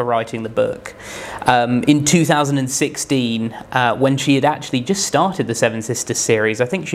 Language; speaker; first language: English; native; English